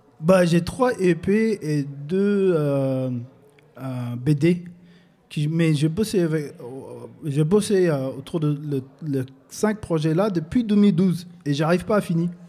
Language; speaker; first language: French; non-native, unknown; English